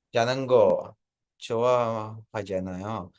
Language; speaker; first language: Korean; non-native, fluent; Indonesian